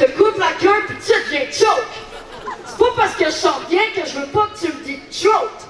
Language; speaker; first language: French; native; French